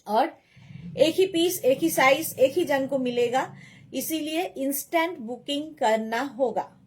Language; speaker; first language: Hindi; non-native, local second language; Bangla